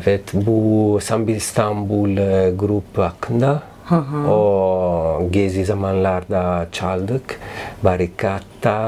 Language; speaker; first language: Turkish; non-native, learner; Italian